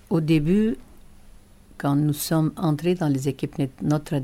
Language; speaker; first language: French; non-native, local second language; Arabic